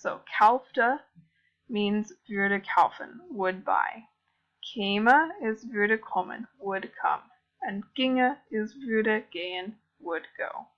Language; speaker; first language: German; non-native, fluent; English